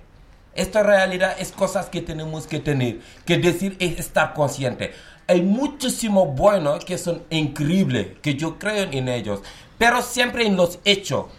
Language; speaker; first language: Spanish; non-native, fluent; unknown